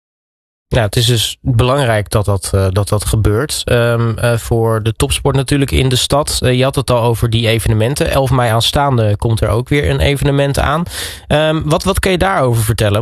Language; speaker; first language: Dutch; native; Dutch